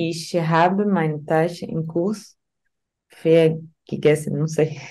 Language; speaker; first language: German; non-native, learner; Portuguese